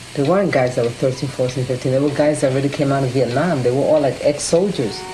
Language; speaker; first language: English; early bilingual, other home language; Spanish